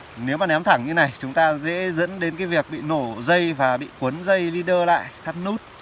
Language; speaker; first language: Vietnamese; non-native, local second language; Tày